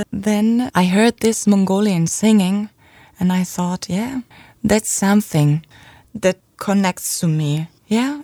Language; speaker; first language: English; non-native, fluent; German